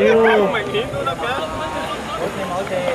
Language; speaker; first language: Chinese; native; Chinese